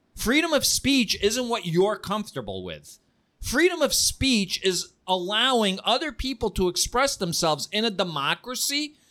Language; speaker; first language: English; early bilingual, heritage; Ukrainian